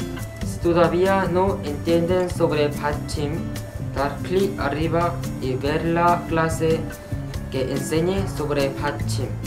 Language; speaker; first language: Spanish; non-native, fluent; Korean